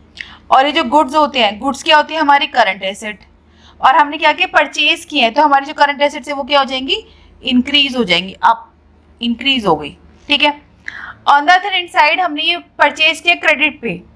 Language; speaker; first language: Hindi; native; Hindi